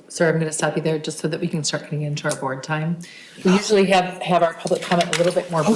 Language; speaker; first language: English; early bilingual, other home language; Arabic